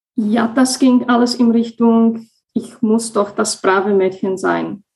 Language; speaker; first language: German; non-native, fluent; Slovak